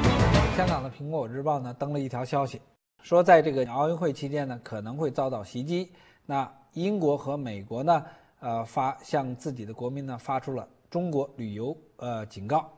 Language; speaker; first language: Chinese; native; Chinese